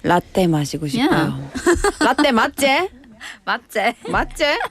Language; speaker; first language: Korean; non-native, learner; English